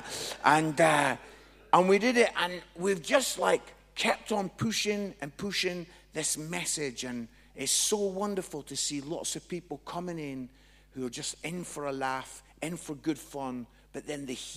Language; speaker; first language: English; native; English